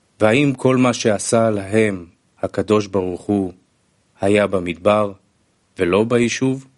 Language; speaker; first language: Hebrew; non-native, fluent; Russian